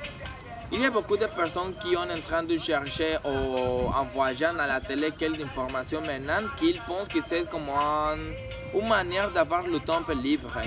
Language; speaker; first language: French; non-native, learner; Spanish